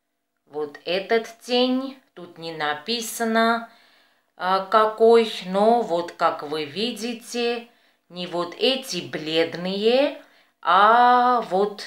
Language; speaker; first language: Russian; non-native, fluent; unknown